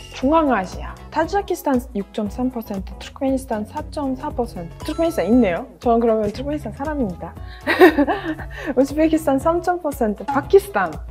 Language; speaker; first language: Korean; non-native, fluent; Russian